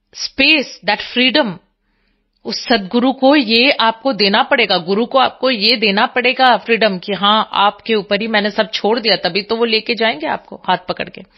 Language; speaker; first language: Hindi; non-native, local second language; Bangla